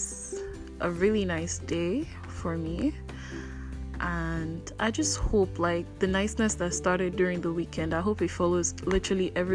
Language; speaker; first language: English; non-native, local second language; Igbo